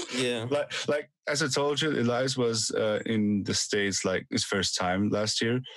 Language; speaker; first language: English; non-native, fluent; German